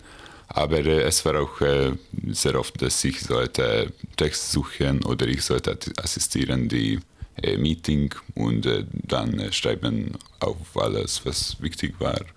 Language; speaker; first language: German; non-native, learner; Hungarian